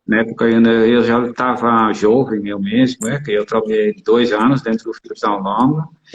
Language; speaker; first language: Portuguese; non-native, fluent; Dutch